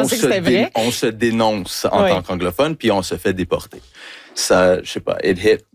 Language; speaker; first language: French; non-native, local second language; English